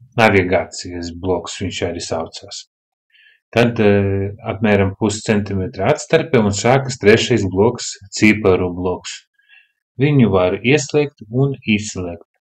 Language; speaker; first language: Latvian; non-native, local second language; Russian